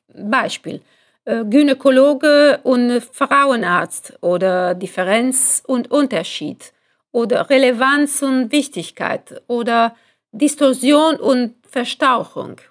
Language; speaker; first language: German; non-native, fluent; Italian